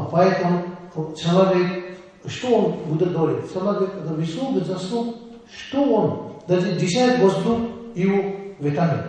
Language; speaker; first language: Russian; non-native, learner; Tibetan